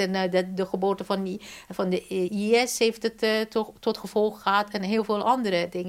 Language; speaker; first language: Dutch; non-native, fluent; Persian